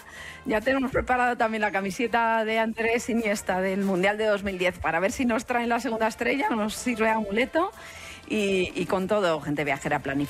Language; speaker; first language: Spanish; native; Spanish